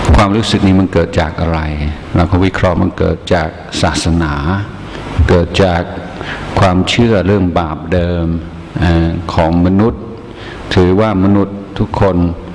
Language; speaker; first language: Thai; non-native, fluent; English